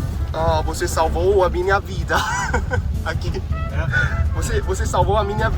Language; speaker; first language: Portuguese; non-native, learner; Chinese